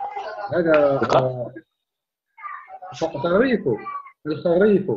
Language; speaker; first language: Arabic; non-native, learner; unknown